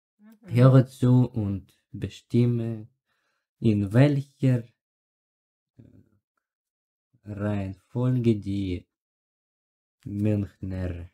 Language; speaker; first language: German; non-native, learner; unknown